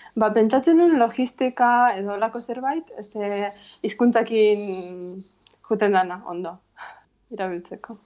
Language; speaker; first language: Basque; non-native, fluent; Ukrainian